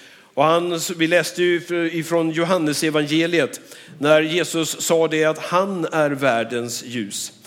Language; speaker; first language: Swedish; native; Swedish